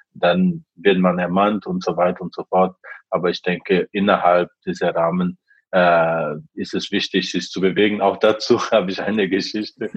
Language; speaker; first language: German; non-native, fluent; Portuguese